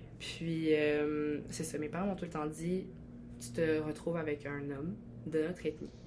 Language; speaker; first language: French; early bilingual, other home language; Albanian